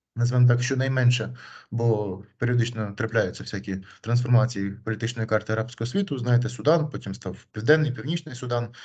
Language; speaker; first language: Ukrainian; native; Ukrainian